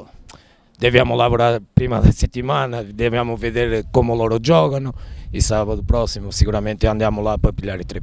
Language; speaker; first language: Italian; non-native, learner; Portuguese